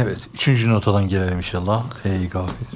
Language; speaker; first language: Turkish; native; Turkish